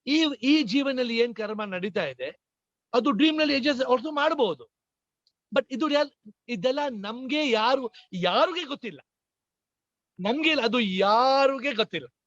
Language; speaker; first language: Kannada; non-native, local second language; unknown